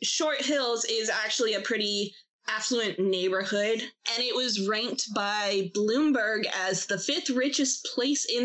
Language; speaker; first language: English; native; English